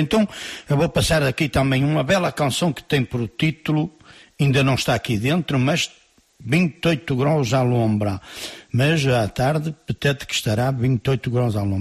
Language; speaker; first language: Portuguese; native; Portuguese